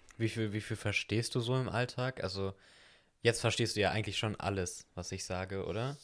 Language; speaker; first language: German; native; German